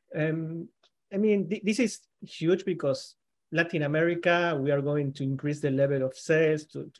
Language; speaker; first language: English; non-native, fluent; Spanish